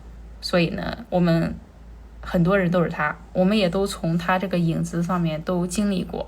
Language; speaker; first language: Chinese; native; Chinese